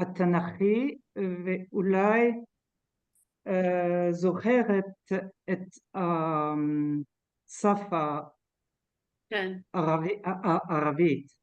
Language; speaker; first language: Hebrew; non-native, learner; French